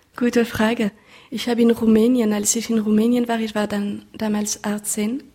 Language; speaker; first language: German; non-native, fluent; French